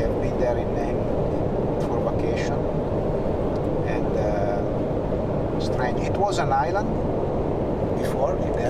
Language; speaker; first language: English; non-native, learner; Italian